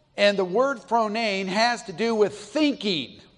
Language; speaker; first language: English; native; English